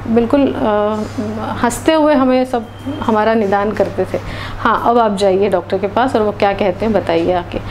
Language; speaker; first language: Hindi; non-native, local second language; Marathi